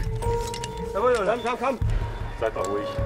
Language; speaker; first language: German; native; German